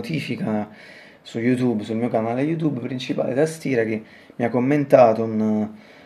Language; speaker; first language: Italian; native; Italian